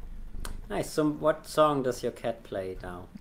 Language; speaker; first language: English; non-native, fluent; German